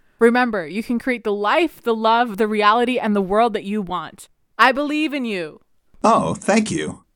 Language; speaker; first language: English; early bilingual, other home language; Spanish